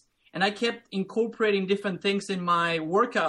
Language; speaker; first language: English; non-native, fluent; Latvian